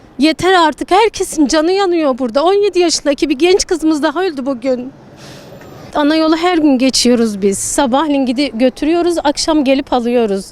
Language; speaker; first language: Turkish; native; Turkish